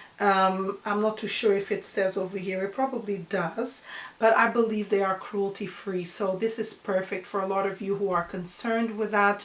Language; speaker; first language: English; non-native, fluent; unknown